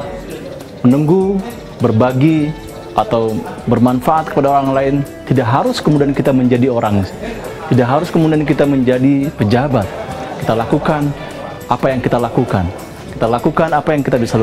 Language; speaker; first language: Indonesian; native; Indonesian